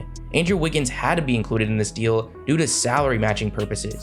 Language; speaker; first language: English; native; English